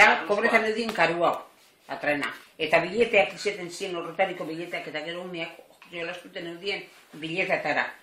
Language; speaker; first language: Basque; native; Basque